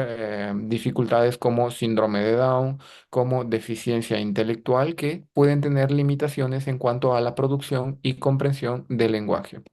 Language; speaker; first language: Spanish; native; Spanish